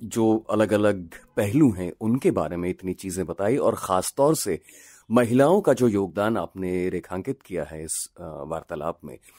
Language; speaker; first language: Hindi; native; Hindi